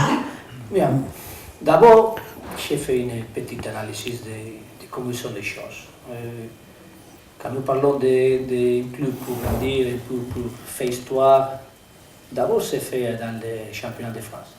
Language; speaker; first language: French; non-native, learner; Spanish